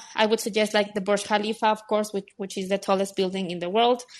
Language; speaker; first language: English; non-native, fluent; Spanish